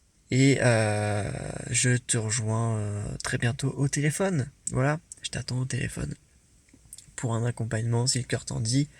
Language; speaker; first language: French; native; French